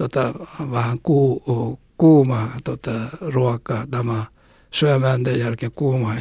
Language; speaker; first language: Finnish; non-native, learner; Korean